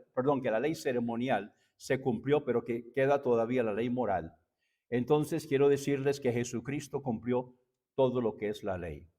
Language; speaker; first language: Spanish; native; Spanish